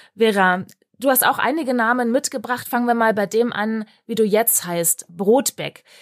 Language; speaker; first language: German; native; German